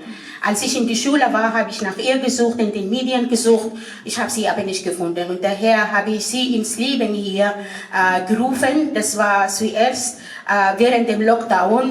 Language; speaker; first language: German; non-native, fluent; Arabic